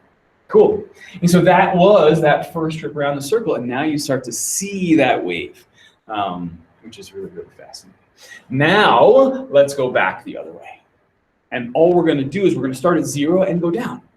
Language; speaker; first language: English; native; English